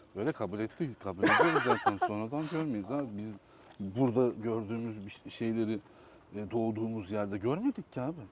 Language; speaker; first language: Turkish; native; Turkish